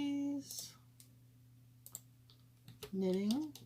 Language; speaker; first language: English; native; English